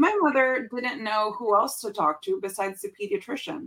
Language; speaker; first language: English; early bilingual, other home language; Spanish